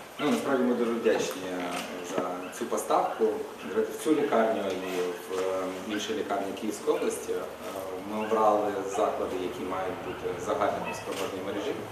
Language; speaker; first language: Ukrainian; native; Ukrainian